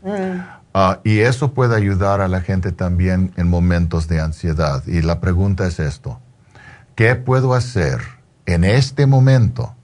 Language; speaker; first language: Spanish; early bilingual, heritage; Spanish